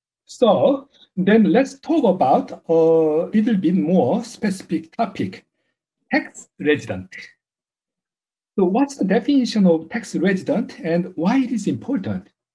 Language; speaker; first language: English; non-native, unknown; Korean